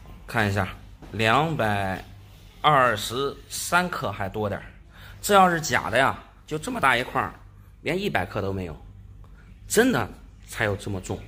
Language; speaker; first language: Chinese; native; Chinese